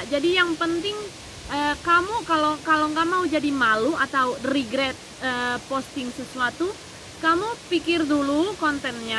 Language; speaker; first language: Indonesian; non-native, fluent; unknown